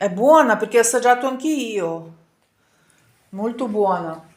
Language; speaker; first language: Italian; non-native, learner; Ukrainian